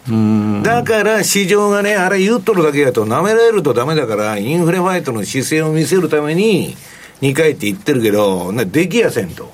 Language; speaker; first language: Japanese; native; Japanese